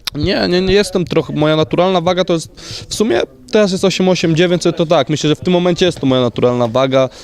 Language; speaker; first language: Polish; native; Polish